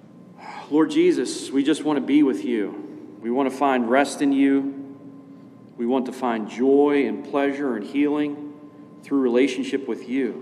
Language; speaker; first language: English; native; English